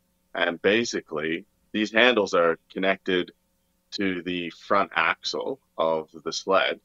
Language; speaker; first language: English; native; English